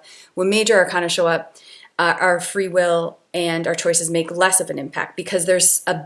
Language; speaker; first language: English; native; English